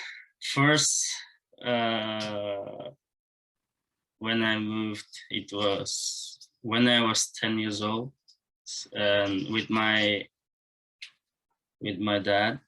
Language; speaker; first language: English; non-native, learner; Japanese